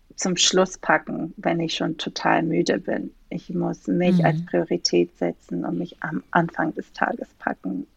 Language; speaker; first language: German; non-native, fluent; Greek